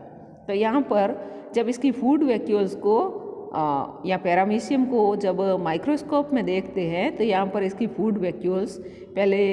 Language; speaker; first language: Hindi; native; Hindi